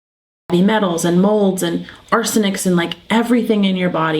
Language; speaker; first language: English; native; English